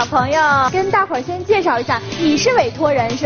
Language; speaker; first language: Chinese; native; Chinese